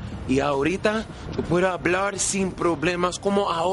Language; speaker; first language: Spanish; non-native, learner; English